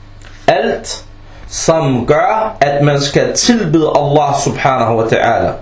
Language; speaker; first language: Danish; early bilingual, other home language; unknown